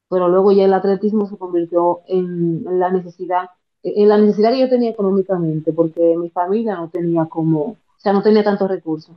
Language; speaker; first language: Spanish; native; Spanish